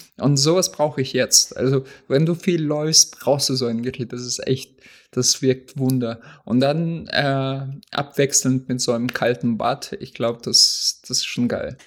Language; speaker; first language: German; non-native, fluent; Russian